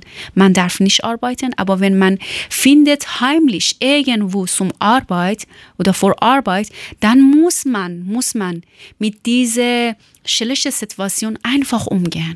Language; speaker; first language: German; non-native, learner; Persian